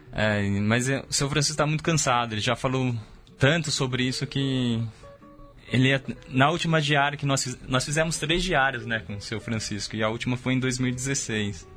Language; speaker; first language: Portuguese; native; Portuguese